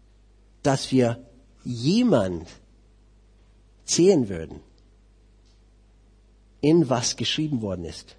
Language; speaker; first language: German; non-native, fluent; English